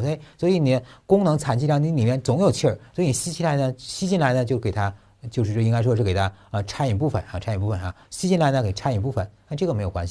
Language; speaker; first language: Chinese; native; Chinese